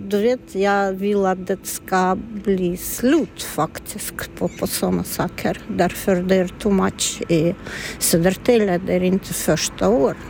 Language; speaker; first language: Swedish; non-native, learner; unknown